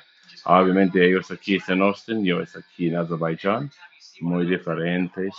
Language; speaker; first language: Spanish; non-native, learner; English